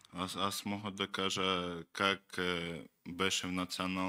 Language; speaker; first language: Bulgarian; non-native, learner; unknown